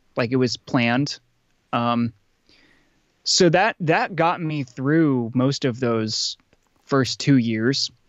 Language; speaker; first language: English; native; English